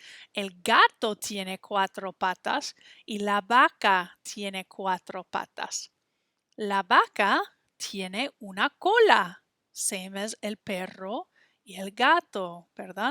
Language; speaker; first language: Spanish; non-native, fluent; English